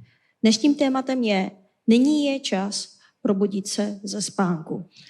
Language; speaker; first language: Czech; non-native, fluent; Korean